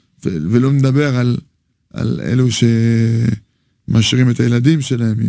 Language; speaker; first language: Hebrew; non-native, fluent; French